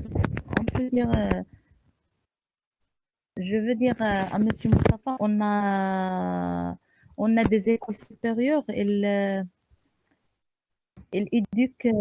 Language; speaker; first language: French; non-native, learner; Arabic